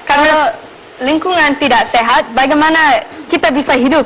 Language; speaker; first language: Indonesian; non-native, local second language; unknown